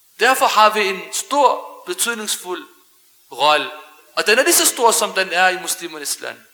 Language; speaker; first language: Danish; early bilingual, other home language; Arabic